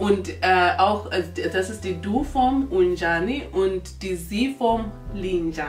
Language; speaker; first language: German; non-native, local second language; North Ndebele